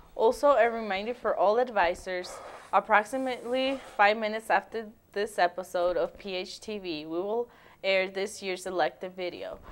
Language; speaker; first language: English; early bilingual, other home language; Spanish